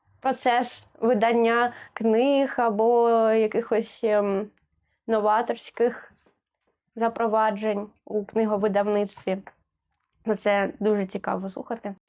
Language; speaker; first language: Ukrainian; native; Ukrainian